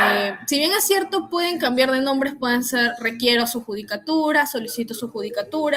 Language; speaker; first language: Spanish; native; Spanish